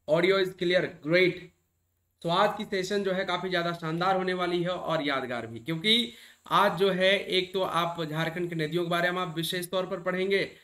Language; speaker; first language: Hindi; native; Hindi